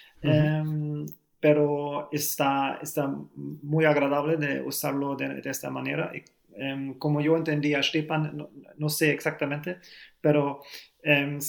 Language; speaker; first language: Spanish; non-native, learner; German